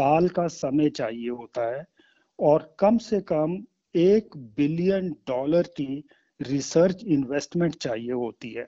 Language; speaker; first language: Hindi; native; Hindi